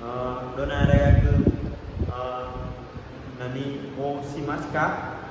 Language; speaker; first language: Japanese; non-native, learner; Vietnamese